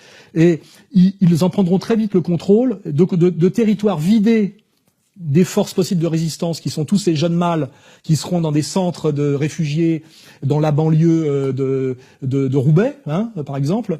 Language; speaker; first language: French; native; French